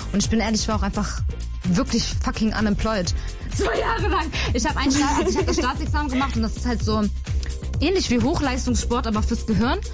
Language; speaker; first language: German; native; German